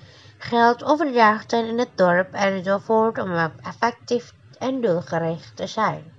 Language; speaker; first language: Dutch; non-native, learner; Indonesian